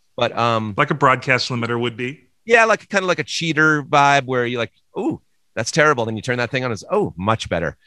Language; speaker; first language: English; native; English